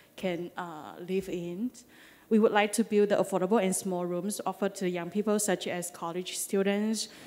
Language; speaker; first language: English; non-native, fluent; Chinese